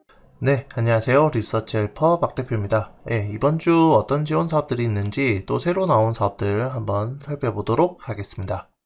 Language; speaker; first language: Korean; native; Korean